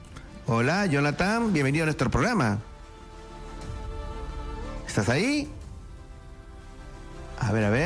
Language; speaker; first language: Spanish; native; Spanish